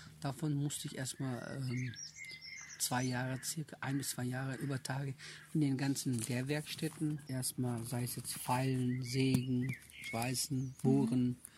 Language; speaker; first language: German; early bilingual, other home language; Turkish